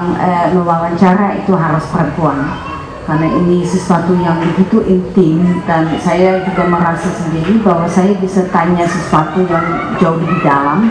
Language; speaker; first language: Indonesian; non-native, fluent; Dutch